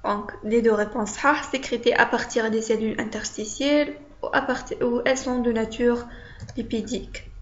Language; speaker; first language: French; non-native, local second language; Arabic